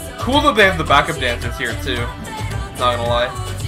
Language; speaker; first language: English; native; English